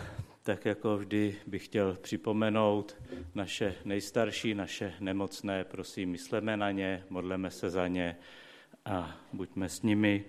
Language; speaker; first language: Czech; native; Czech